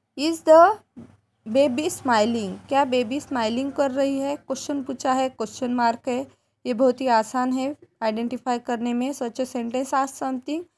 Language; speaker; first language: Hindi; non-native, local second language; Marathi